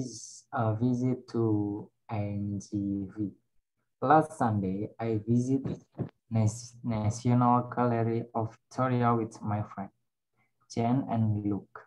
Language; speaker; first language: English; non-native, learner; Indonesian